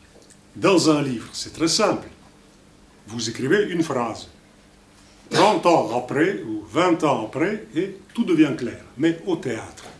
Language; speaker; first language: French; non-native, fluent; Russian